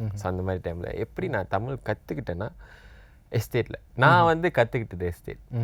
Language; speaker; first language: Tamil; non-native, local second language; Malay